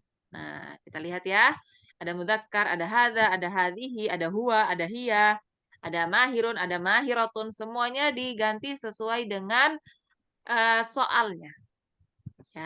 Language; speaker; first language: Indonesian; native; Indonesian